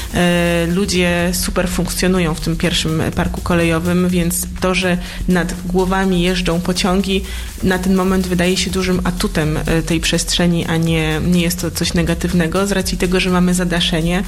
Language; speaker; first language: Polish; native; Polish